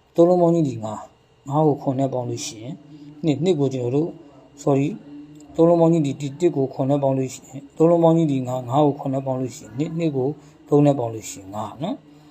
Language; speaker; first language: Burmese; native; Burmese